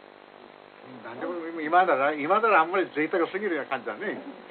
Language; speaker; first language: Japanese; native; Japanese